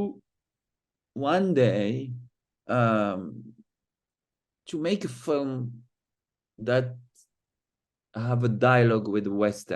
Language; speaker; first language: English; non-native, fluent; Arabic